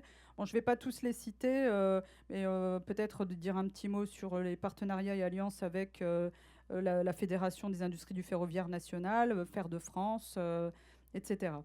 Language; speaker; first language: French; native; French